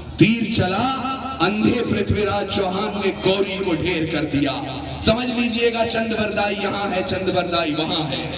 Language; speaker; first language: Hindi; native; Hindi